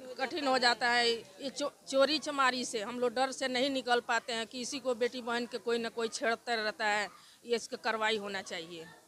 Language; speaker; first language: Hindi; native; Hindi